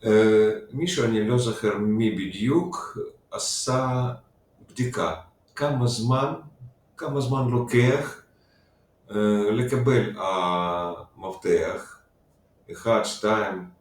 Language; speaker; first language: Hebrew; non-native, fluent; Russian